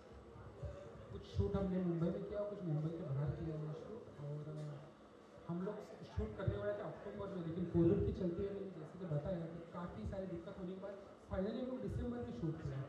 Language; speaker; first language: Hindi; native; Hindi